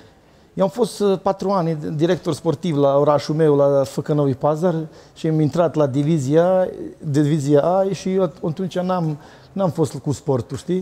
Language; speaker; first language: Romanian; non-native, learner; Serbian